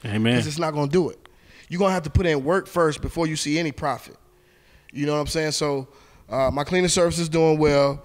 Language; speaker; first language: English; native; English